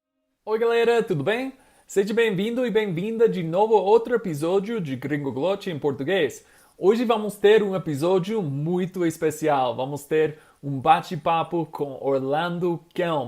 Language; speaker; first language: Portuguese; non-native, fluent; English